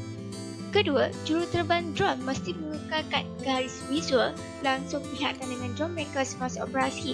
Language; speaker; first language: Malay; native; Malay